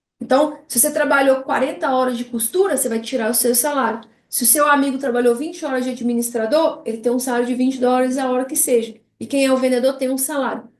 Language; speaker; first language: Portuguese; native; Portuguese